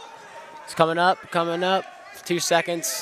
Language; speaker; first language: English; native; English